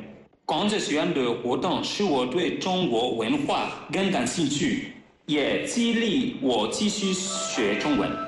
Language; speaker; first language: Chinese; non-native, learner; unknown